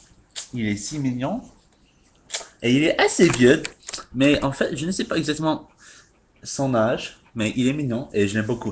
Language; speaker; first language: French; non-native, learner; English